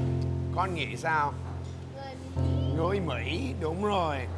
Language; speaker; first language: Vietnamese; early bilingual, heritage; English